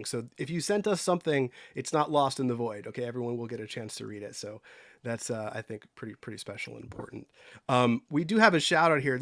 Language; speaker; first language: English; native; English